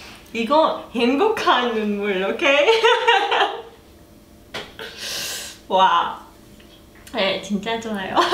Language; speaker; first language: Korean; non-native, learner; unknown